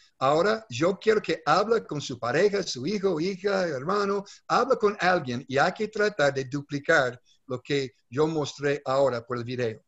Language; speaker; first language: Spanish; non-native, fluent; English